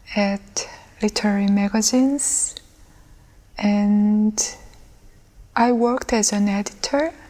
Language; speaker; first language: English; non-native, fluent; Korean